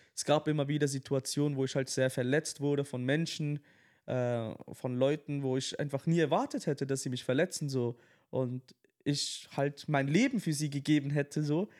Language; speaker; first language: German; early bilingual, other home language; Tamil